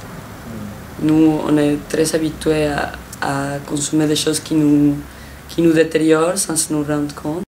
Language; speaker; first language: French; non-native, fluent; Spanish